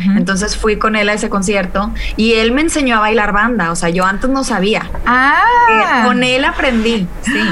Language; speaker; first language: Spanish; native; Spanish